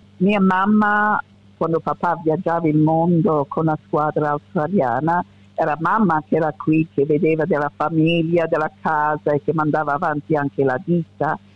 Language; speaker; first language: Italian; early bilingual, heritage; Italian